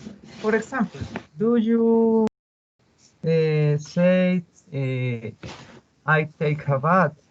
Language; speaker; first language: English; non-native, learner; Spanish